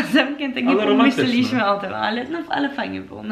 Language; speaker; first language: Polish; early bilingual, heritage; Polish